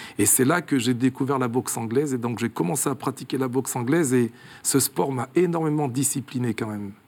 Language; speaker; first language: French; early bilingual, other home language; Kabuverdianu